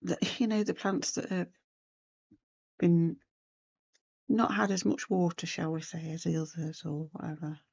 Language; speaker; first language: English; native; English